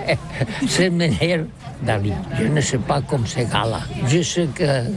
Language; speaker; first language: French; non-native, learner; Catalan